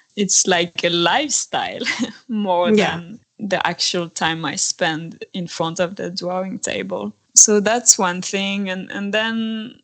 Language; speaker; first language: English; non-native, fluent; French